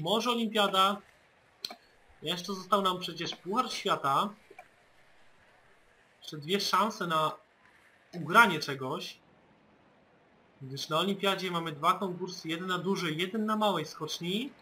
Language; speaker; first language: Polish; native; Polish